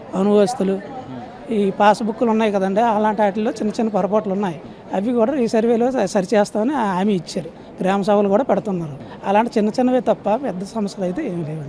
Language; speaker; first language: Telugu; native; Telugu